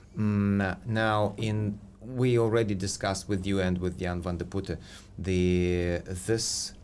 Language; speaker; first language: English; non-native, fluent; Ukrainian